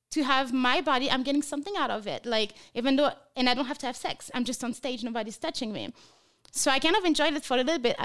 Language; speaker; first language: English; non-native, fluent; French